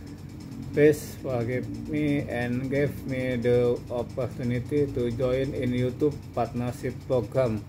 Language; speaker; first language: English; non-native, learner; Indonesian